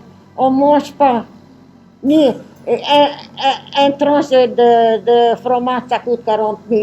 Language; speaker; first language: French; non-native, local second language; Arabic